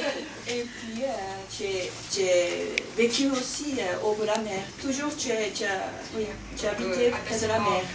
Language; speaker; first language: French; non-native, fluent; Japanese